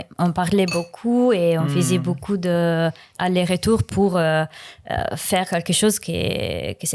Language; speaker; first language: French; non-native, learner; Italian